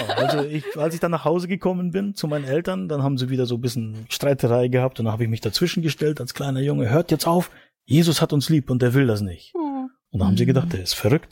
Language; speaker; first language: German; native; German